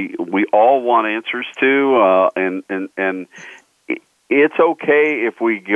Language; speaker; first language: English; native; English